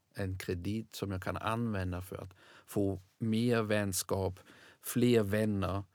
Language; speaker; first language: Swedish; non-native, fluent; German